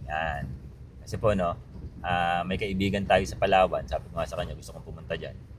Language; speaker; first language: Filipino; native; Filipino